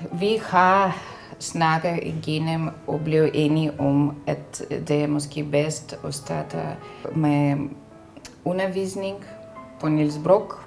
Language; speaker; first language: Danish; non-native, fluent; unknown